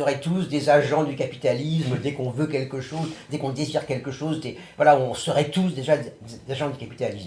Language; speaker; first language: French; native; French